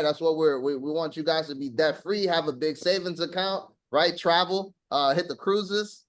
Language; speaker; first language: English; native; English